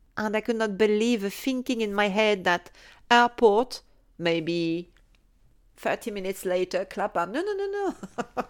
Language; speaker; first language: English; non-native, fluent; French